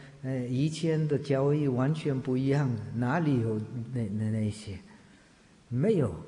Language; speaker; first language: Chinese; non-native, fluent; Czech